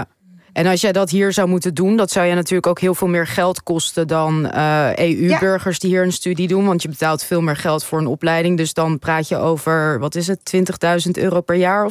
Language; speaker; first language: Dutch; native; Dutch